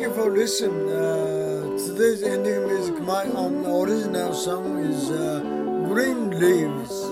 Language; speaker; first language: English; non-native, learner; Japanese